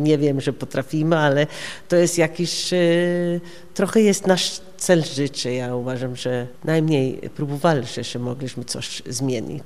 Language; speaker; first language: Polish; non-native, learner; Norwegian